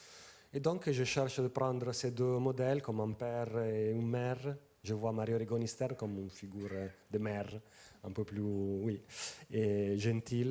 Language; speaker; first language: French; non-native, fluent; Italian